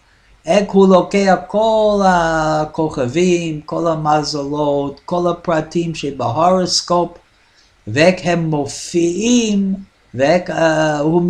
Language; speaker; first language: Hebrew; non-native, fluent; English